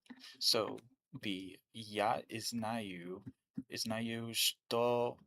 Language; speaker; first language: Russian; non-native, learner; English